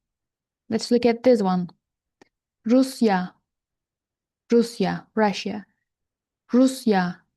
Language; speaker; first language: English; non-native, fluent; Turkish